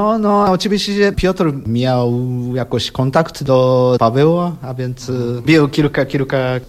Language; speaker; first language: Polish; non-native, learner; Japanese